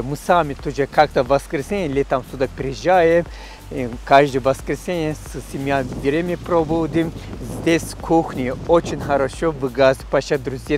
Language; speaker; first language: Russian; non-native, fluent; Turkish